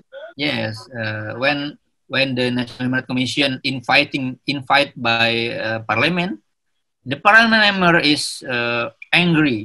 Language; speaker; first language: English; non-native, learner; Indonesian